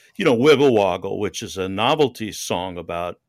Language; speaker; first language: English; native; English